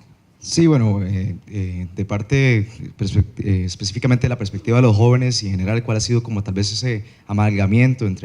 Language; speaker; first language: Spanish; native; Spanish